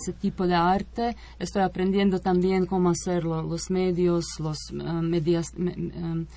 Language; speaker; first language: Spanish; non-native, fluent; Croatian